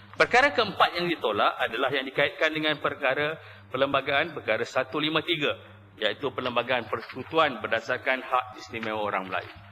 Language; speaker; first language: Malay; native; Malay